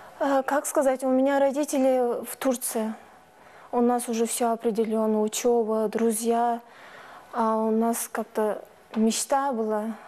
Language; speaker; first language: Russian; non-native, local second language; Turkish